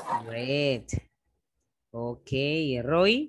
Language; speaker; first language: English; non-native, fluent; Spanish